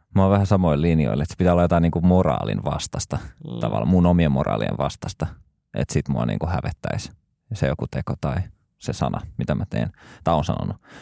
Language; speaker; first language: Finnish; early bilingual, other home language; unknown